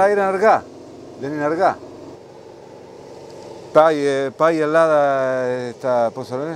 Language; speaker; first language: Greek; non-native, learner; Spanish